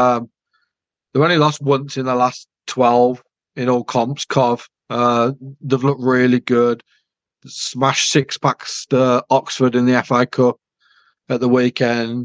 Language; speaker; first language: English; native; English